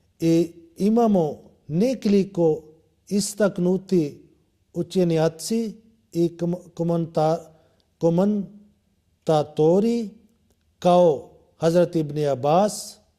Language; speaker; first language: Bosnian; non-native, learner; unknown